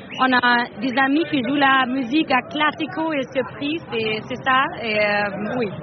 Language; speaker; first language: French; non-native, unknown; German